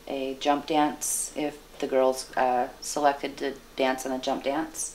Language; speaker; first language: English; native; English